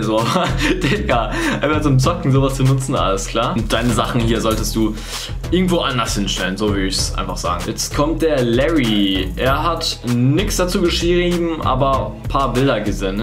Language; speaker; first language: German; native; German